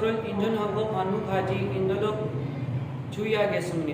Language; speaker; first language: Korean; non-native, learner; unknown